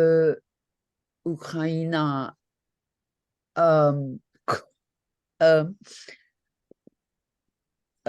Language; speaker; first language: French; non-native, learner; English